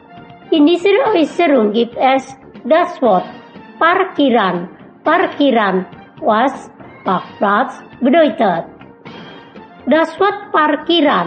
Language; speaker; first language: German; non-native, fluent; Indonesian